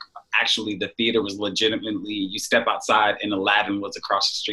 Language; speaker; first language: English; native; English